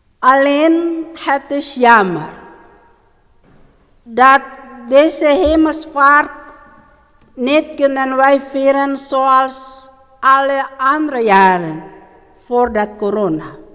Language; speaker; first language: Dutch; non-native, learner; Indonesian